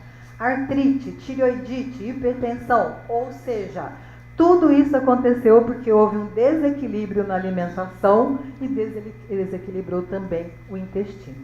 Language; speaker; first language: Portuguese; native; Portuguese